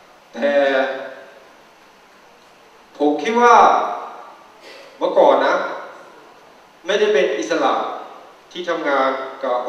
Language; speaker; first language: Thai; non-native, fluent; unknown